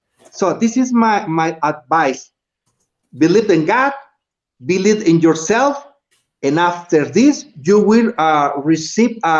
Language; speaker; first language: English; non-native, learner; Spanish